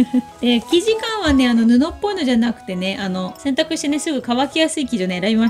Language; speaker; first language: Japanese; native; Japanese